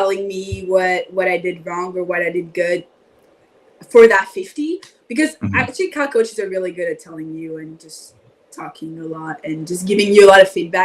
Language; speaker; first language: English; non-native, fluent; French